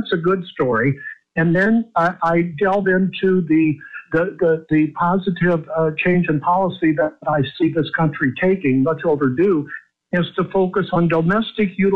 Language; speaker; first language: English; native; English